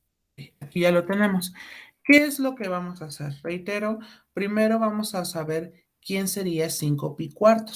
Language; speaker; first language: Spanish; native; Spanish